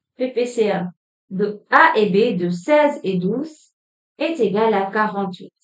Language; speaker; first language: French; non-native, local second language; Arabic